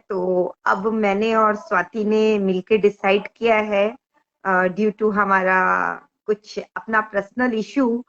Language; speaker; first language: Hindi; native; Hindi